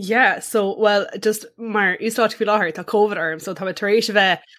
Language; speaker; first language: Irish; non-native, local second language; English